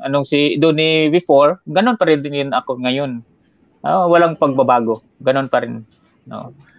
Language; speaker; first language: Filipino; non-native, local second language; Hiligaynon